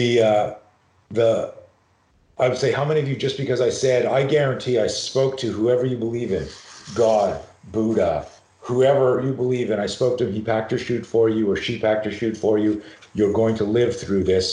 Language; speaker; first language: English; native; English